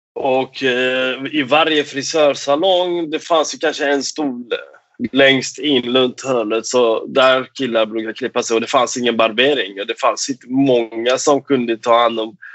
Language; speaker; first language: Swedish; non-native, fluent; Persian